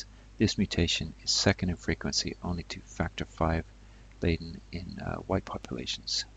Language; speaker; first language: English; native; English